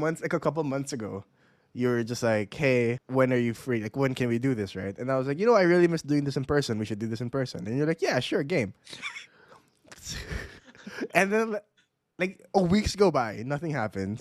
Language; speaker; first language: English; non-native, local second language; Filipino